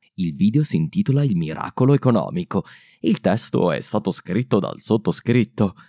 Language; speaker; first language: Italian; native; Italian